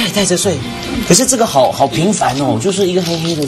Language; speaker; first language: Chinese; native; Chinese